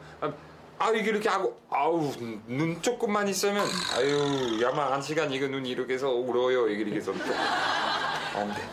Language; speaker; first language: Korean; non-native, learner; French